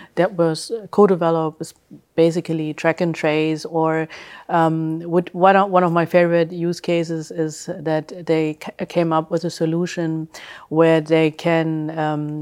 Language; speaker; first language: English; early bilingual, other home language; German